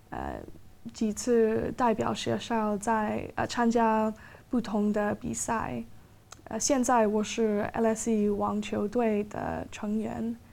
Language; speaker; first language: Chinese; non-native, fluent; English